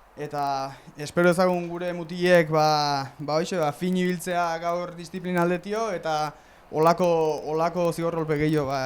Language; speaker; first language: Basque; native; Basque